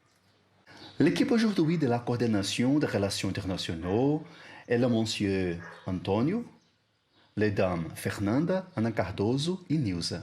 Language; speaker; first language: French; non-native, learner; Portuguese